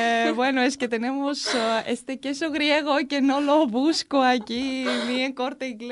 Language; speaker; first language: Spanish; non-native, fluent; Greek